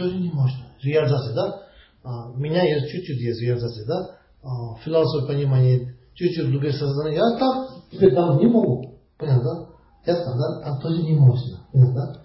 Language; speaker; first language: Russian; non-native, learner; Tibetan